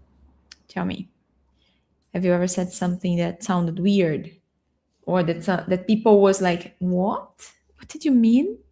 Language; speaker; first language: English; non-native, fluent; Portuguese